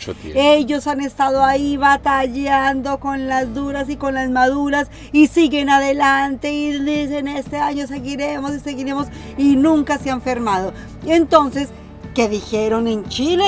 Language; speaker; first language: Spanish; native; Spanish